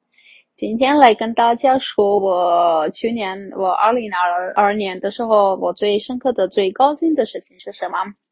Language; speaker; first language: Chinese; non-native, fluent; Armenian